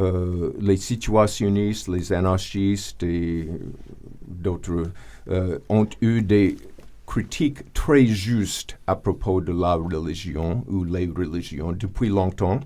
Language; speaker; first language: French; non-native, fluent; English